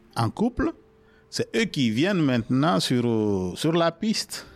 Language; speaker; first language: French; non-native, local second language; Mandingo